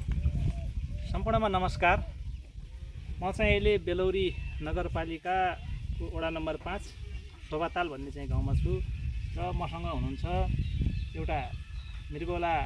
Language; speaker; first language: Nepali; native; Nepali